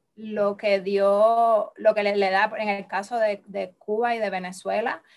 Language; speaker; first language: Spanish; native; Spanish